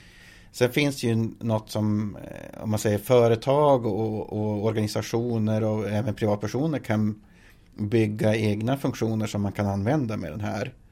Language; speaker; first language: Swedish; native; Swedish